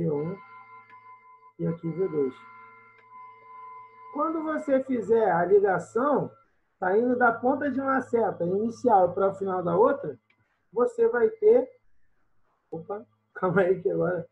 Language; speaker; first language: Portuguese; native; Portuguese